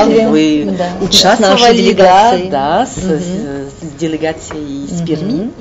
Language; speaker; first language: Russian; non-native, fluent; French